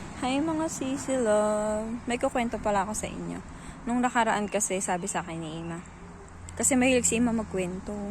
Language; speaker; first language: Filipino; native; Filipino